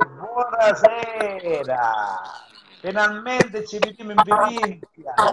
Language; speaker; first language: Italian; native; Italian